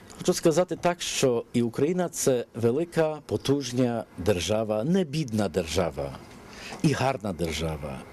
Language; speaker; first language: Ukrainian; early bilingual, heritage; Ukrainian